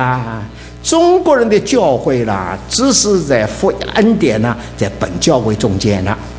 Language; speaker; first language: Chinese; native; Chinese